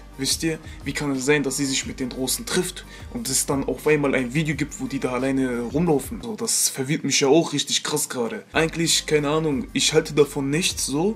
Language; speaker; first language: German; native; German